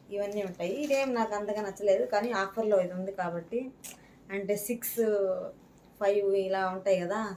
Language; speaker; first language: Telugu; native; Telugu